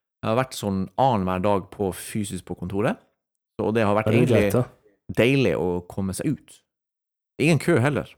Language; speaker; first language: Norwegian; native; Norwegian